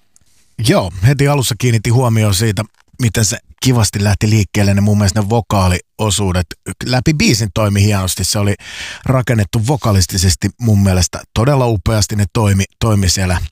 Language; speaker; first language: Finnish; native; Finnish